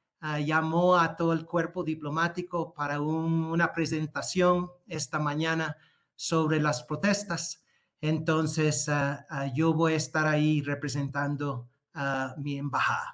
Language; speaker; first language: Spanish; non-native, fluent; English